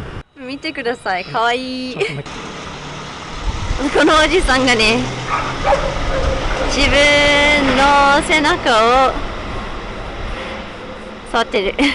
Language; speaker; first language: Japanese; non-native, fluent; English